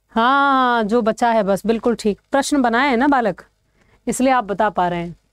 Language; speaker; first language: Hindi; native; Hindi